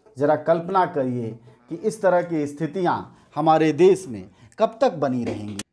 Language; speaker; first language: Hindi; native; Hindi